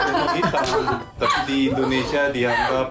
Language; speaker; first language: Indonesian; non-native, fluent; Korean